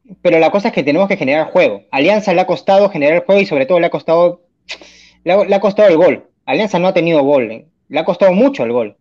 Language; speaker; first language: Spanish; native; Spanish